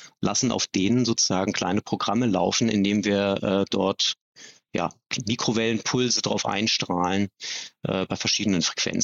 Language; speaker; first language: German; native; German